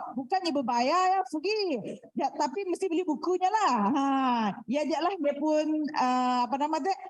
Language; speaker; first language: Malay; native; Malay